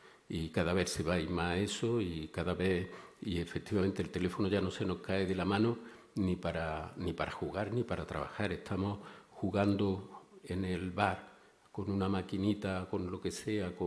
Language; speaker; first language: Spanish; native; Spanish